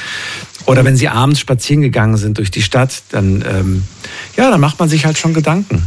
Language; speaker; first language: German; native; German